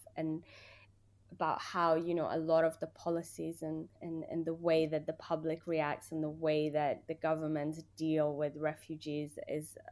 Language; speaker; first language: English; early bilingual, other home language; Persian